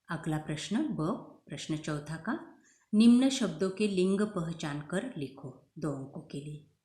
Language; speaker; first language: Hindi; non-native, local second language; Marathi